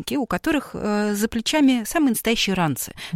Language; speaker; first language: Russian; native; Russian